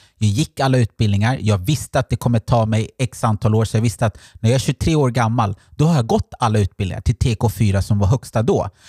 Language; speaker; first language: Swedish; early bilingual, other home language; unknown